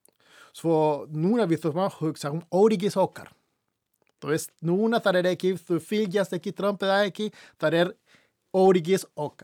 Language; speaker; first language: Icelandic; non-native, fluent; Spanish